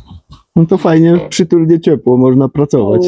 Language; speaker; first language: Polish; native; Polish